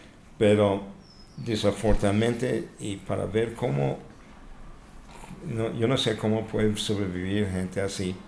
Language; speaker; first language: Spanish; non-native, fluent; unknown